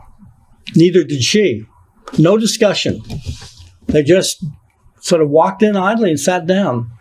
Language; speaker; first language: English; native; English